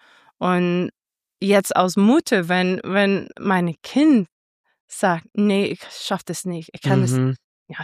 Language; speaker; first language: German; non-native, fluent; English